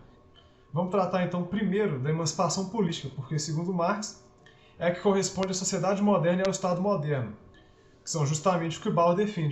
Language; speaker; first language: Portuguese; native; Portuguese